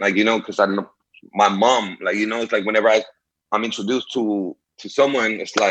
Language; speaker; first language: English; early bilingual, other home language; Spanish